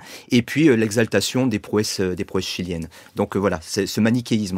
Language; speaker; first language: French; native; French